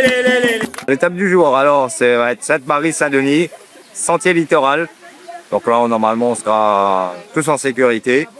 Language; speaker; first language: French; native; French